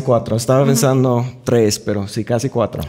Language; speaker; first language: Spanish; non-native, fluent; English